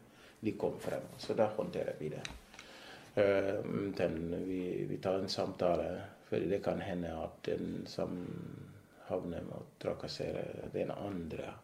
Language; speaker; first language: Norwegian; non-native, fluent; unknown